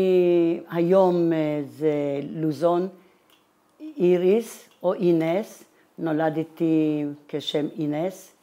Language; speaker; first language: Hebrew; non-native, fluent; Italian